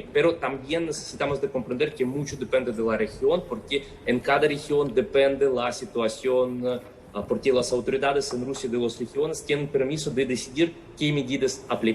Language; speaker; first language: Spanish; non-native, fluent; Russian